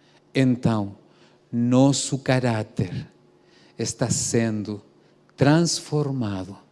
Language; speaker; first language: Portuguese; non-native, fluent; Spanish